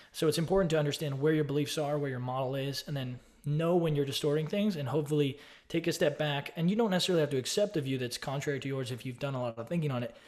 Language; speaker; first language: English; native; English